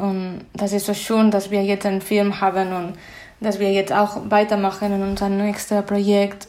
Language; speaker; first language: German; non-native, fluent; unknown